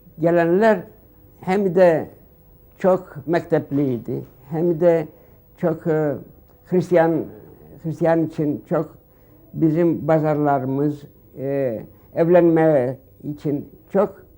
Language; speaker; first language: Turkish; early bilingual, heritage; Turkish